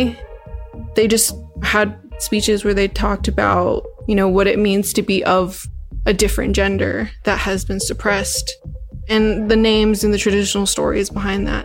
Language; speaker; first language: English; native; English